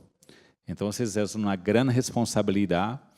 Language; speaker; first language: Spanish; non-native, fluent; Portuguese